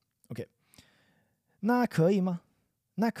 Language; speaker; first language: Chinese; non-native, fluent; English